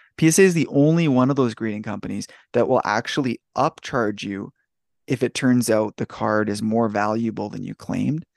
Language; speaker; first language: English; native; English